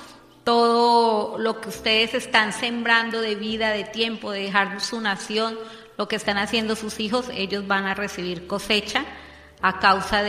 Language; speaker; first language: Spanish; native; Spanish